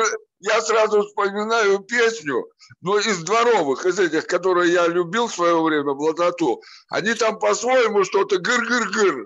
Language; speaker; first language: Russian; native; Russian